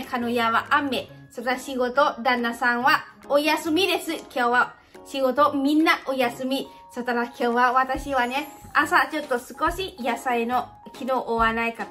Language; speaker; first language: Japanese; non-native, learner; Lao